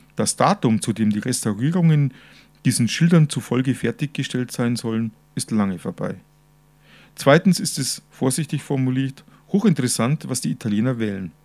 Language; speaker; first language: German; native; German